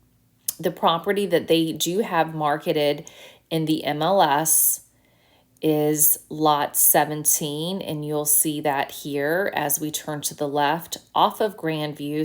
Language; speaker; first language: English; native; English